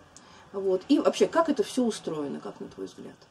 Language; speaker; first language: Russian; native; Russian